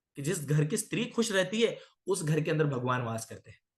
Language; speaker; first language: Hindi; non-native, local second language; Marathi